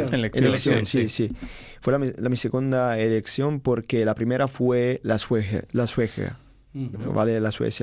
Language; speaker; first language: Spanish; non-native, learner; Italian